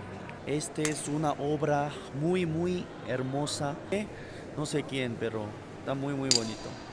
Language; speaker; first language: Spanish; non-native, fluent; Korean